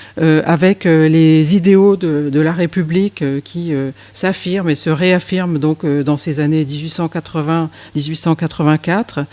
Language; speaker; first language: French; native; French